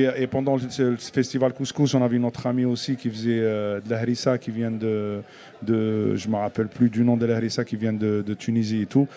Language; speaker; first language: French; non-native, local second language; Kabyle